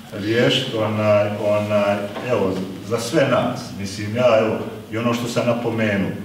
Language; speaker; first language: Bosnian; native; Bosnian